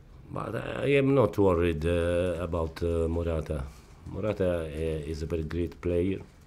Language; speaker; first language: English; non-native, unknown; Italian